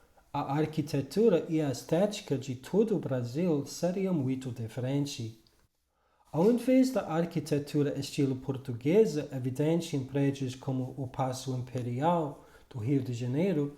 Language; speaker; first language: Portuguese; non-native, fluent; English